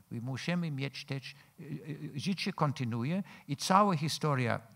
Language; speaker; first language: Polish; non-native, fluent; English